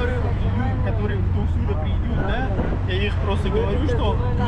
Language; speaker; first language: Russian; non-native, learner; Pashto